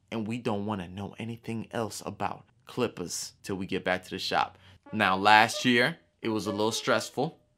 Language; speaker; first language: English; early bilingual, other home language; Spanish